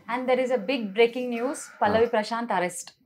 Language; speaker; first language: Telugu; native; Telugu